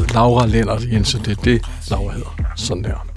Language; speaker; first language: Danish; native; Danish